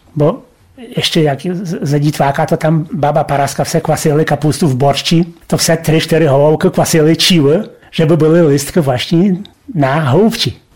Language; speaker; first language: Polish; non-native, local second language; Rusyn